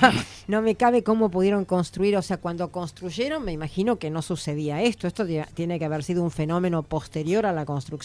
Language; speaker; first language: Spanish; native; Spanish